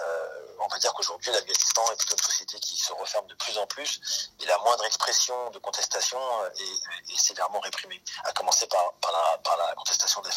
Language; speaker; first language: French; native; French